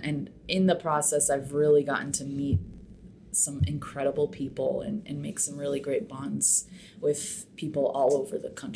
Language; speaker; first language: English; native; English